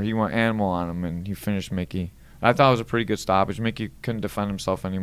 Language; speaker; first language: English; native; English